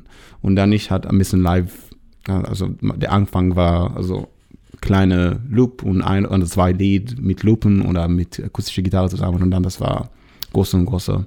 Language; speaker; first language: German; non-native, learner; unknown